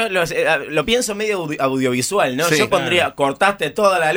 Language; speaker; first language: Spanish; native; Spanish